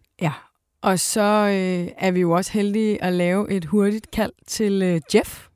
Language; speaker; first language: Danish; native; Danish